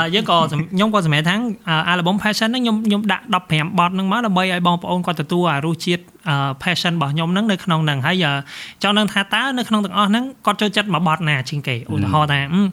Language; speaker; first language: Khmer; native; Khmer